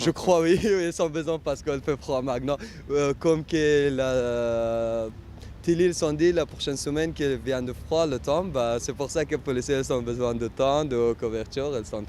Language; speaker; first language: French; non-native, learner; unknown